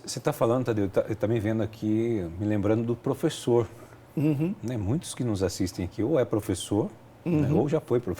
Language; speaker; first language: Portuguese; native; Portuguese